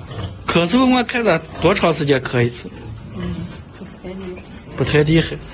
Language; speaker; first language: Chinese; native; Chinese